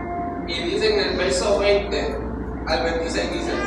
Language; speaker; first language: Spanish; native; Spanish